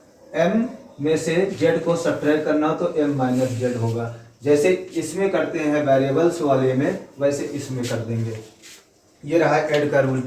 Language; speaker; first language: Hindi; native; Hindi